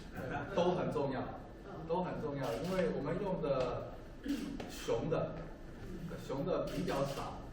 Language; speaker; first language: Chinese; native; Chinese